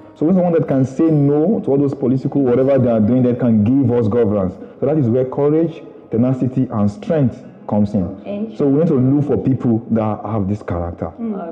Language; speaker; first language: English; non-native, local second language; Yoruba